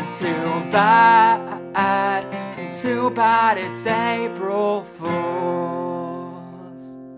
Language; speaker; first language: English; native; English